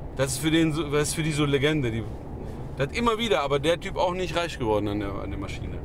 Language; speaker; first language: German; early bilingual, other home language; Persian